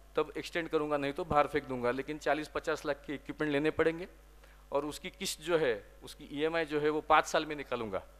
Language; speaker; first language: Hindi; non-native, local second language; Marathi